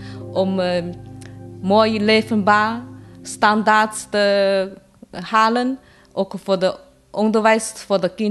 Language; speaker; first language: Dutch; non-native, learner; Chinese